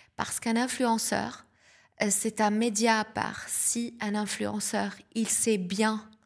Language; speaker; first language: French; non-native, local second language; Arabic